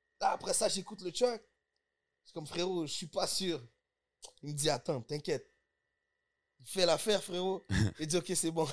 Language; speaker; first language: French; early bilingual, other home language; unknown